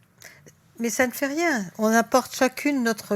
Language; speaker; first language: French; native; French